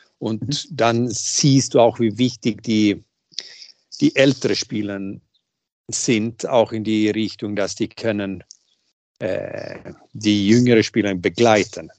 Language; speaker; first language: German; non-native, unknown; Swedish